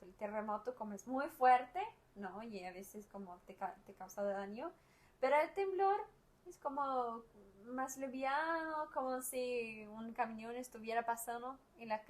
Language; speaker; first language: Spanish; non-native, fluent; Portuguese